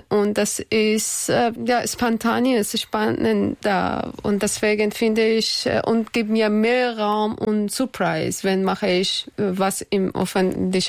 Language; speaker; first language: German; non-native, learner; Persian